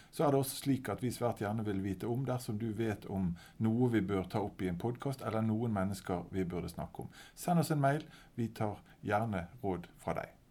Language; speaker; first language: Norwegian; native; Norwegian